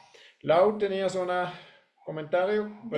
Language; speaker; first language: Spanish; non-native, fluent; English